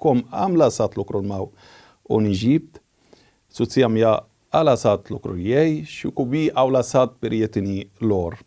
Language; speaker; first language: Romanian; non-native, fluent; Arabic